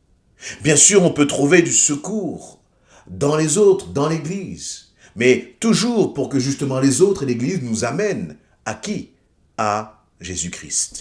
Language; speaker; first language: French; native; French